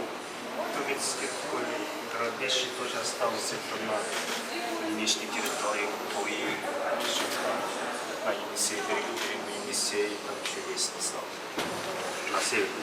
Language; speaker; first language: Russian; non-native, learner; Mongolian